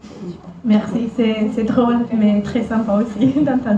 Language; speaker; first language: French; non-native, fluent; Romanian